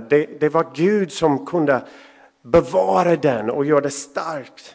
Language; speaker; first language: Swedish; non-native, fluent; English